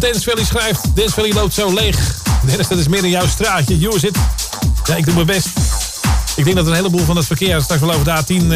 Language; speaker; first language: Dutch; native; Dutch